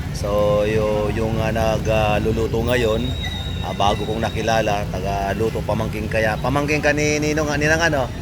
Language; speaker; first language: Filipino; non-native, local second language; Bikol